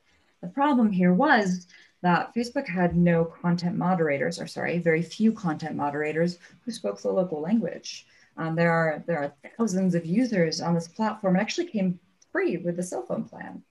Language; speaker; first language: English; native; English